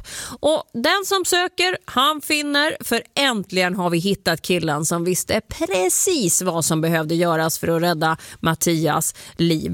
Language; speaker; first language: Swedish; native; Swedish